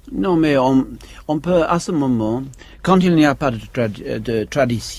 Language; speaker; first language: French; non-native, fluent; English